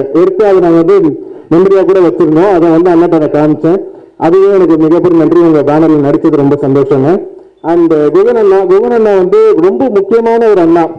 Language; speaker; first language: Tamil; native; Tamil